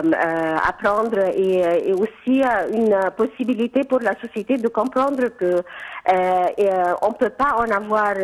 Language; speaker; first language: French; non-native, fluent; Arabic